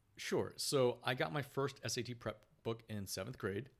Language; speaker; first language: English; native; English